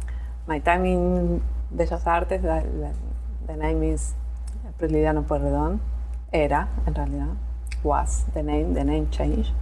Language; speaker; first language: English; non-native, learner; Spanish